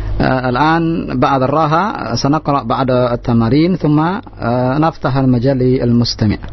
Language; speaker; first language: Arabic; non-native, fluent; Indonesian